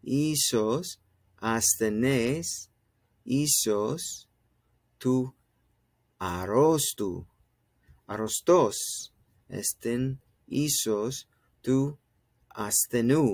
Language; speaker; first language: Greek; non-native, fluent; English